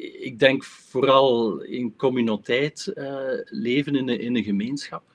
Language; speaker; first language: Dutch; native; Dutch